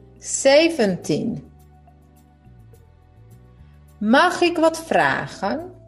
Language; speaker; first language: Dutch; non-native, fluent; Polish